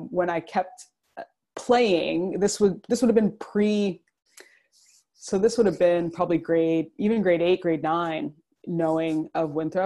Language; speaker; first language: English; native; English